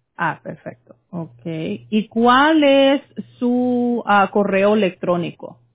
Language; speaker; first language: Spanish; early bilingual, heritage; Spanish